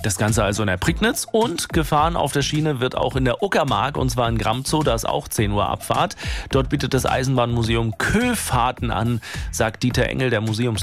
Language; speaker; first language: German; native; German